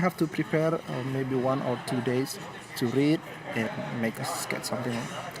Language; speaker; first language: English; non-native, learner; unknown